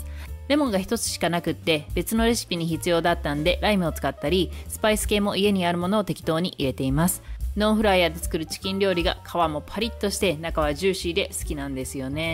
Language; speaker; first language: Japanese; native; Japanese